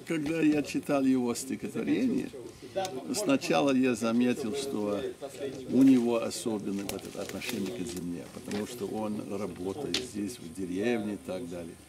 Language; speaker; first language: Russian; non-native, fluent; English